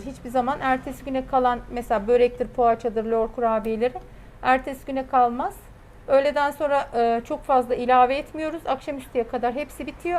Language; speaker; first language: Turkish; native; Turkish